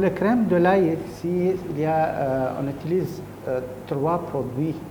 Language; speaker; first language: French; non-native, learner; Arabic